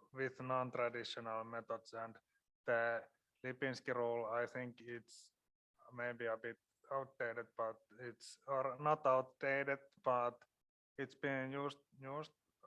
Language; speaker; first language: English; non-native, fluent; Finnish